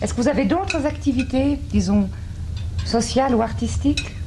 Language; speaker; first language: French; native; French